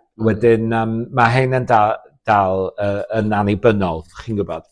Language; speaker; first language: Welsh; native; Welsh